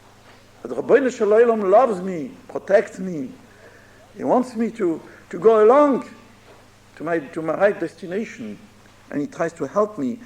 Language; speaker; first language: English; non-native, fluent; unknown